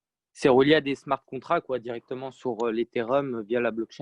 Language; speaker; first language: French; native; French